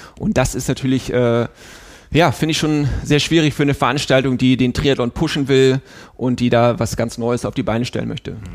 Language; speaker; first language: German; native; German